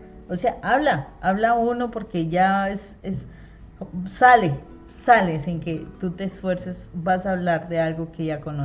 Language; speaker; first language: Spanish; native; Spanish